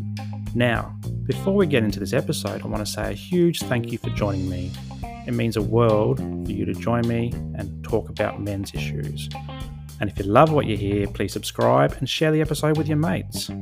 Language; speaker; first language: English; native; English